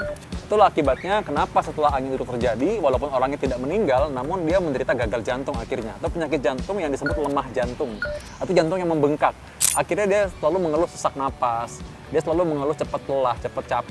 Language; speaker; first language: Indonesian; native; Indonesian